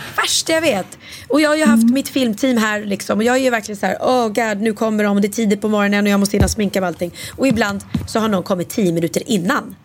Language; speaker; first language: Swedish; native; Swedish